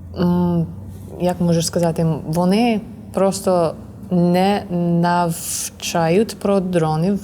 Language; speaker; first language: Ukrainian; non-native, learner; English